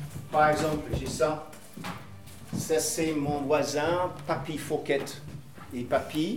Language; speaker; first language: French; non-native, fluent; English